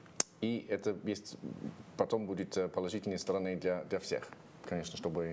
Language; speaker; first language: Russian; non-native, fluent; English